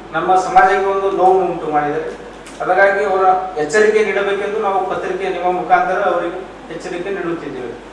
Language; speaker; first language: Kannada; non-native, local second language; Lambadi